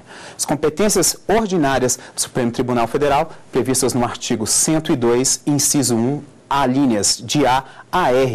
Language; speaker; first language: Portuguese; native; Portuguese